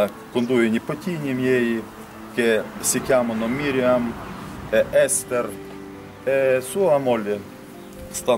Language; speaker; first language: Italian; non-native, learner; Ukrainian